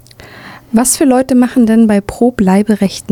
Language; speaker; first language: German; native; German